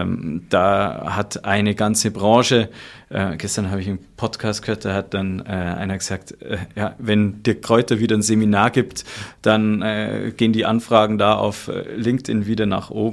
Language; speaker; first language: German; native; German